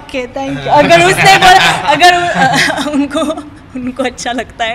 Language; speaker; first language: Hindi; non-native, learner; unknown